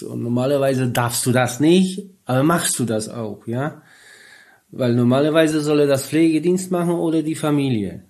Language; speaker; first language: German; non-native, learner; Polish